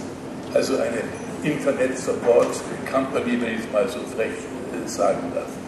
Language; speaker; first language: German; native; German